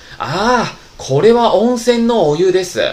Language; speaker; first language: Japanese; non-native, fluent; Chinese